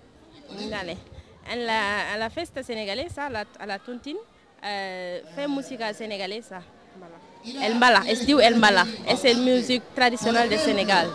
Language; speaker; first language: Catalan; non-native, learner; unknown